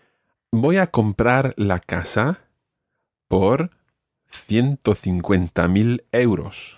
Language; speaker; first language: Spanish; non-native, fluent; English